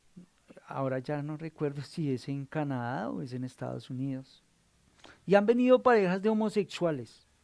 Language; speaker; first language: Spanish; native; Spanish